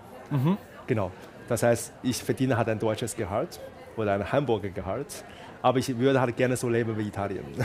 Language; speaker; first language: German; non-native, fluent; Chinese